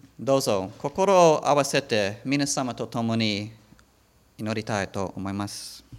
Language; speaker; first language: Japanese; non-native, fluent; English